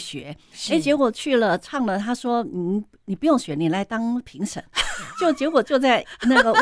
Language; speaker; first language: Chinese; non-native, local second language; Min Nan Chinese